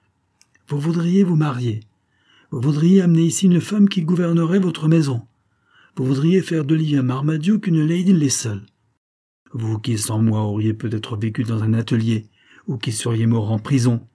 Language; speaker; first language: French; native; French